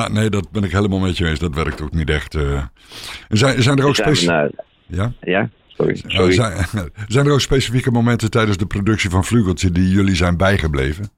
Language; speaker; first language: Dutch; native; Dutch